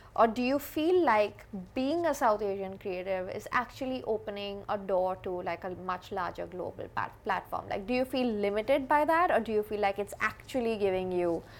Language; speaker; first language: English; non-native, local second language; Hindi